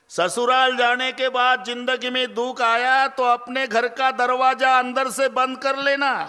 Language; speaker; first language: Hindi; non-native, local second language; Marathi